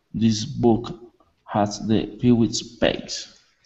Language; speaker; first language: English; non-native, learner; Spanish